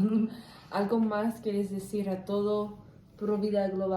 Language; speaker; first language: Spanish; non-native, learner; English